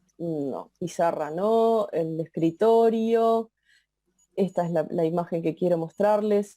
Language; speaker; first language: Spanish; native; Spanish